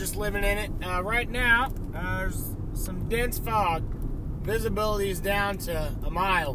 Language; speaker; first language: English; native; English